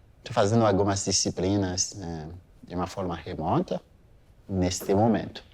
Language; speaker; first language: Portuguese; non-native, fluent; Haitian Creole